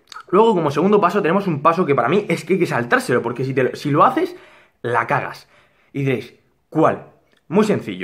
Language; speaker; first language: Spanish; native; Spanish